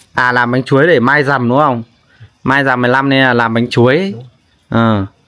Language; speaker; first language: Vietnamese; non-native, local second language; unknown